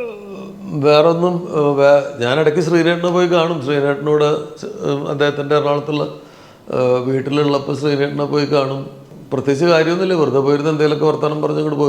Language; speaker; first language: Malayalam; native; Malayalam